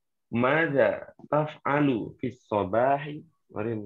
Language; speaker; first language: Arabic; non-native, fluent; Indonesian